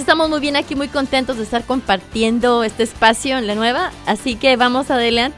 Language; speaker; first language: Spanish; native; Spanish